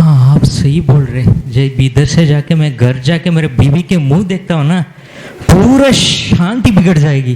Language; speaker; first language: Hindi; non-native, local second language; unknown